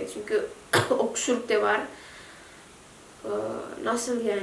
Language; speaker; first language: Turkish; non-native, learner; Indonesian